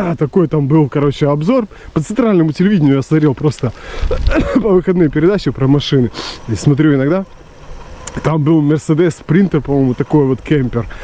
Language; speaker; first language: Russian; native; Russian